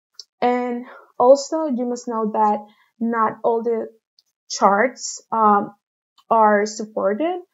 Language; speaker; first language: English; non-native, fluent; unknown